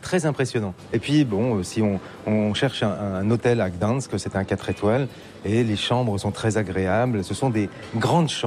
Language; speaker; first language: French; native; French